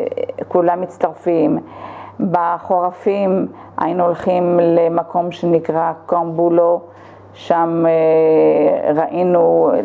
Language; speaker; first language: Hebrew; early bilingual, other home language; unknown